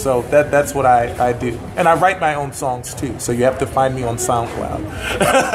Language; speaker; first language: English; native; English